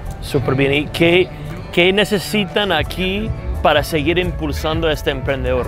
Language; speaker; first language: Spanish; non-native, fluent; English